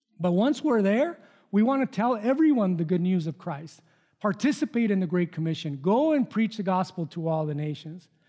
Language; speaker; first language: English; non-native, fluent; Spanish